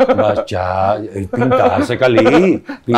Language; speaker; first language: Indonesian; non-native, learner; Spanish